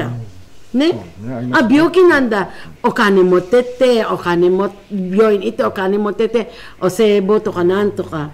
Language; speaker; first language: Japanese; non-native, fluent; Filipino